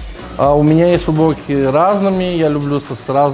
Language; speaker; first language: Russian; non-native, learner; Bulgarian